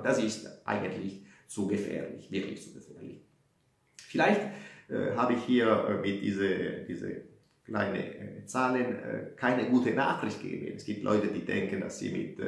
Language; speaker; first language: German; non-native, fluent; Italian